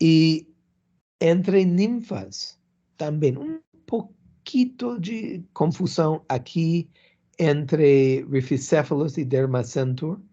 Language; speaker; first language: Portuguese; non-native, learner; English